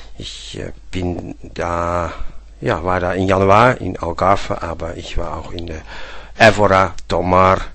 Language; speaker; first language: German; non-native, learner; Dutch